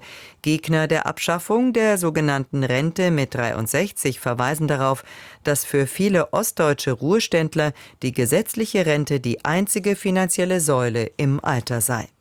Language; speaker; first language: German; native; German